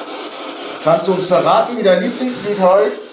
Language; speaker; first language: German; native; German